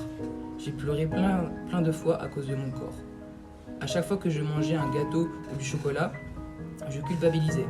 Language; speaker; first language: French; early bilingual, other home language; Portuguese